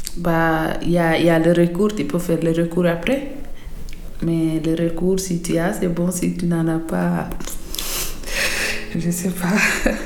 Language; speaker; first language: French; non-native, local second language; Fula